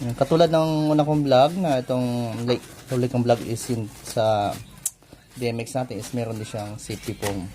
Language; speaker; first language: Filipino; non-native, local second language; Bikol